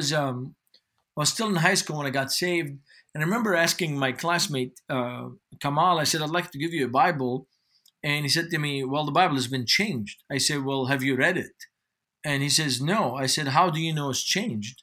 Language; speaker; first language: English; non-native, fluent; Arabic